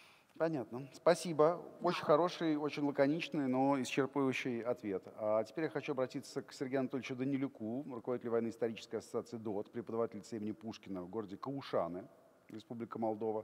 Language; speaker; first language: Russian; native; Russian